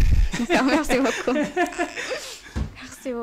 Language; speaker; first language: French; non-native, fluent; Arabic